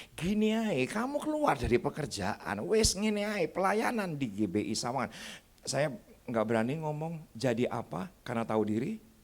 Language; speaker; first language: Indonesian; native; Indonesian